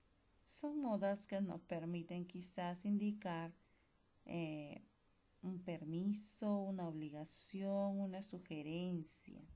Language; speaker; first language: Spanish; native; Spanish